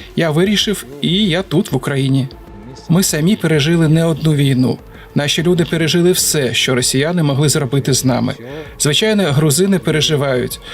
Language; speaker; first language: Ukrainian; non-native, fluent; Georgian